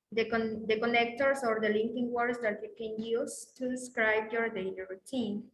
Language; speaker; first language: English; non-native, learner; Spanish